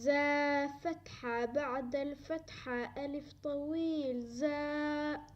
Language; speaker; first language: Arabic; non-native, learner; Somali